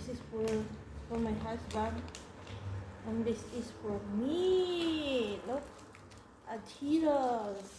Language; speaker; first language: English; non-native, learner; Filipino